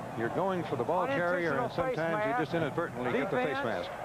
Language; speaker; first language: English; native; English